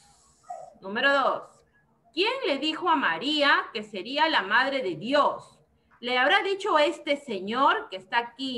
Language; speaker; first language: Spanish; native; Spanish